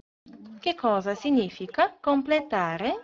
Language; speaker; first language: Italian; non-native, fluent; Bulgarian